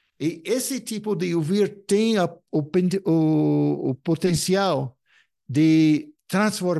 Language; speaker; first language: Portuguese; non-native, fluent; English